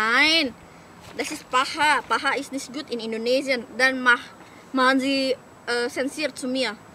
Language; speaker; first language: German; non-native, learner; Indonesian